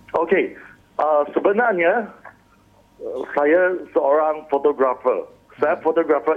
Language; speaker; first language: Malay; non-native, local second language; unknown